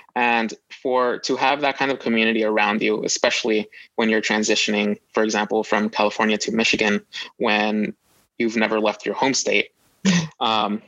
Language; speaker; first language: English; native; English